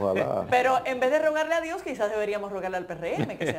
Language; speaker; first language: Spanish; native; Spanish